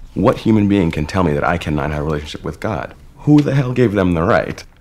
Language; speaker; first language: English; native; English